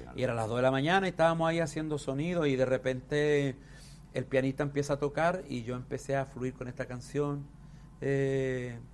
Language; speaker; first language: Spanish; native; Spanish